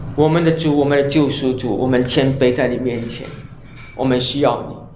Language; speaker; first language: Chinese; native; Chinese